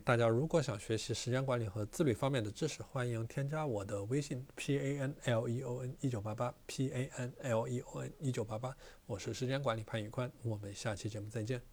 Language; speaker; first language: Chinese; native; Chinese